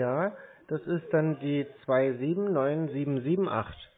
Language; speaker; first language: German; native; German